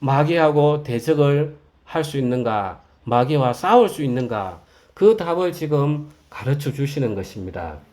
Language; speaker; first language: Korean; native; Korean